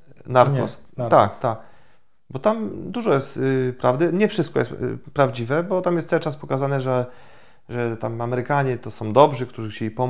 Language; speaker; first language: Polish; native; Polish